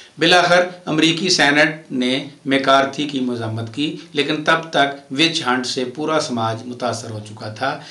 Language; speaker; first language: Urdu; non-native, local second language; Punjabi